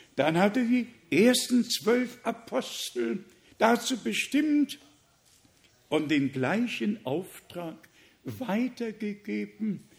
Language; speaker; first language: German; native; German